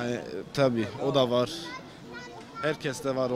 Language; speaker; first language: Turkish; early bilingual, other home language; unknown